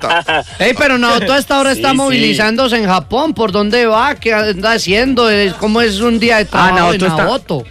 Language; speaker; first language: Spanish; native; Spanish